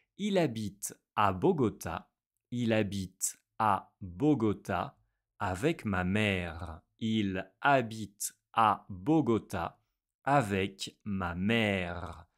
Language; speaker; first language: French; native; French